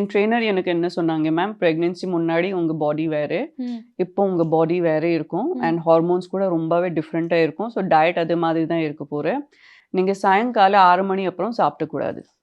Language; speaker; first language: Tamil; non-native, fluent; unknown